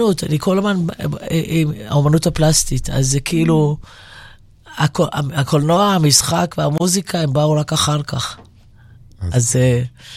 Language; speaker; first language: Hebrew; non-native, local second language; Arabic